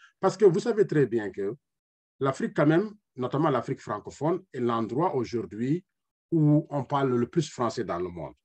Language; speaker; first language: French; non-native, local second language; Wolof